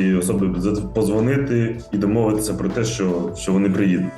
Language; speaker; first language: Ukrainian; native; Ukrainian